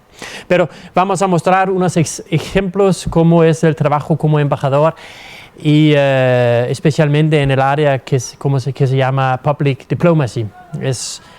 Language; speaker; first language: Spanish; non-native, fluent; Danish